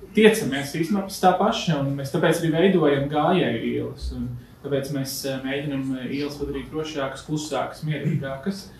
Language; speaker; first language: Latvian; native; Latvian